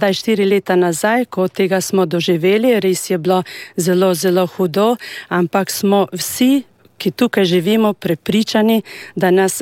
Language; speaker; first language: Slovenian; non-native, learner; Albanian